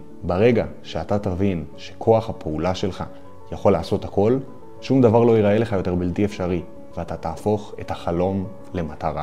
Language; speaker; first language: Hebrew; native; Hebrew